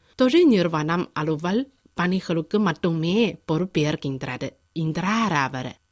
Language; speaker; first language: Tamil; non-native, fluent; Chinese